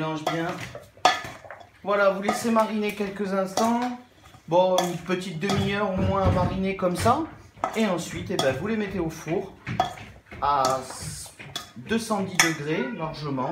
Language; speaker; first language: French; native; French